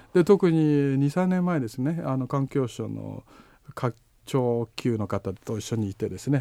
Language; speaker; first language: Japanese; non-native, fluent; Chinese